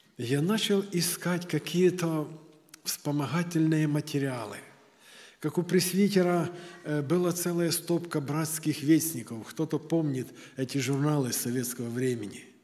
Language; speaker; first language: Russian; native; Russian